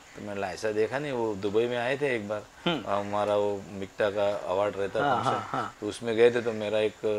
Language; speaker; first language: Hindi; non-native, local second language; Marathi